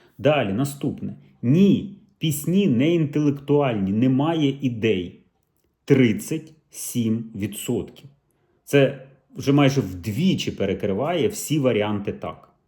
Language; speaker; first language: Ukrainian; native; Ukrainian